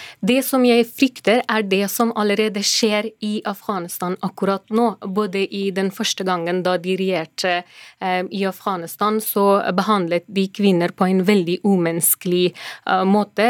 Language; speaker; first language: Norwegian; non-native, fluent; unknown